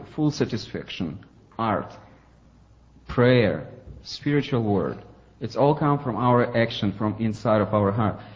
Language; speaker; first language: English; non-native, fluent; Ukrainian